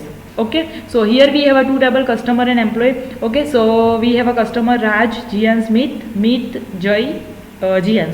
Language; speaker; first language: English; non-native, local second language; Gujarati